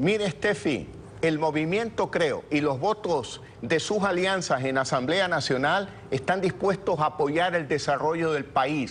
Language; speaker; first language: Spanish; native; Spanish